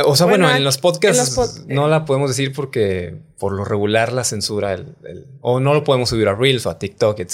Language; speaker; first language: Spanish; native; Spanish